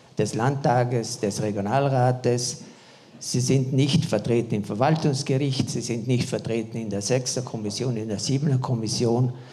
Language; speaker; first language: German; non-native, local second language; Ladin